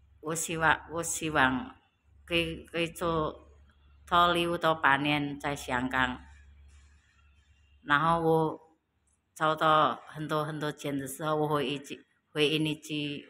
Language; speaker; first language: Chinese; non-native, learner; Indonesian